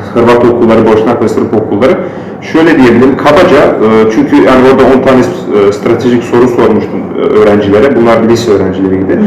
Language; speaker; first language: Turkish; non-native, fluent; Bosnian